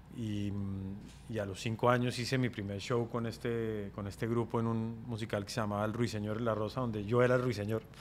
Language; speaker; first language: Spanish; native; Spanish